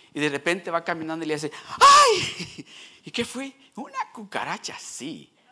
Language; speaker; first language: Spanish; early bilingual, heritage; Spanish